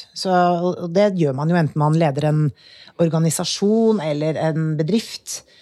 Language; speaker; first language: Norwegian; native; Norwegian